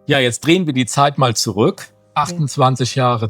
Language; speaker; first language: German; native; German